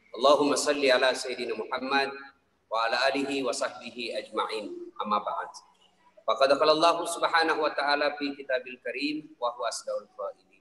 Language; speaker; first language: Indonesian; native; Indonesian